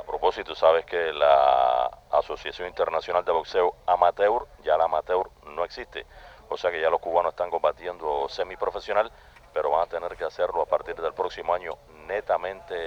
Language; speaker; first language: Spanish; native; Spanish